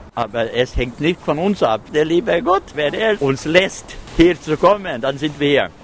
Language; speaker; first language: German; non-native, fluent; Swedish